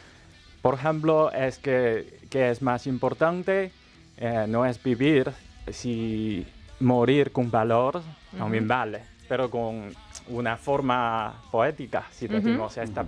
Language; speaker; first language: Spanish; non-native, learner; Chinese